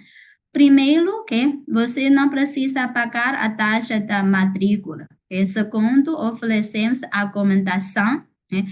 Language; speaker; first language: Portuguese; non-native, fluent; Chinese